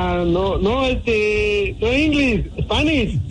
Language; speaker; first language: English; non-native, learner; Spanish